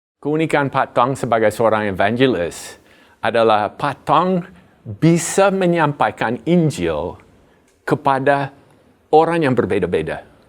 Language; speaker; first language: Indonesian; non-native, fluent; English